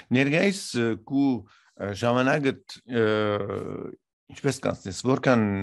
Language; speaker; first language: Armenian; early bilingual, heritage; Armenian